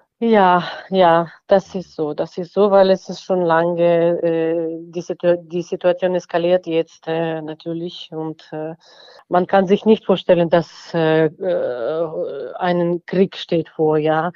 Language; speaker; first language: German; non-native, fluent; Ukrainian